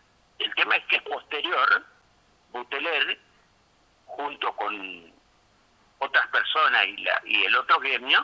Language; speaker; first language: Spanish; native; Spanish